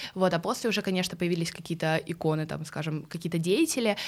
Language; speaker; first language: Russian; early bilingual, other home language; Swedish